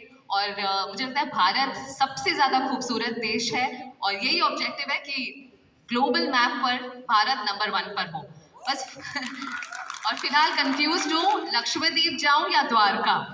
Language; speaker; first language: Hindi; native; Hindi